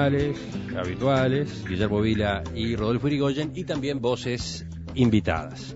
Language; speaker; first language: Spanish; native; Spanish